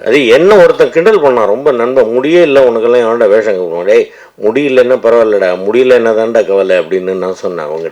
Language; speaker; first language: Tamil; native; Tamil